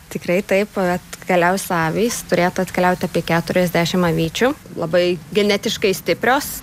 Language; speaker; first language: Lithuanian; native; Lithuanian